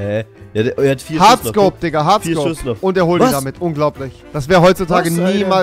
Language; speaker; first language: German; native; German